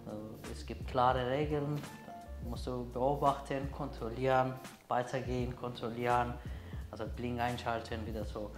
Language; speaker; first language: German; non-native, learner; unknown